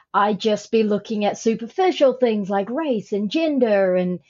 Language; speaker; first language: English; native; English